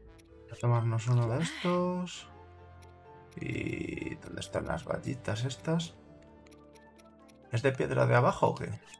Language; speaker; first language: Spanish; native; Spanish